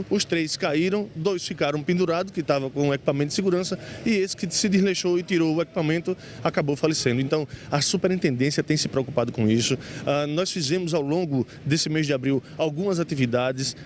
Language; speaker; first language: Portuguese; native; Portuguese